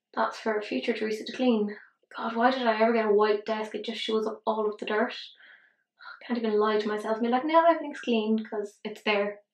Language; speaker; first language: English; native; English